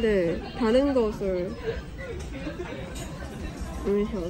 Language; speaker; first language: Korean; non-native, learner; Chinese